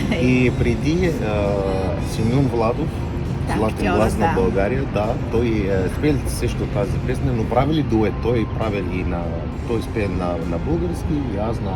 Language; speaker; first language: Bulgarian; non-native, learner; Arabic